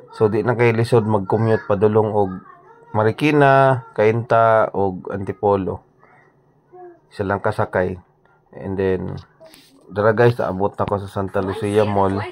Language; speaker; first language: Cebuano; native; Cebuano